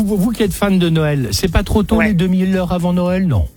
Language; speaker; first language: French; native; French